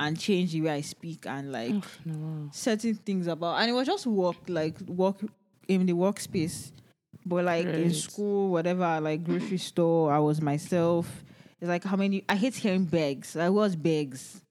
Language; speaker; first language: English; non-native, local second language; Yoruba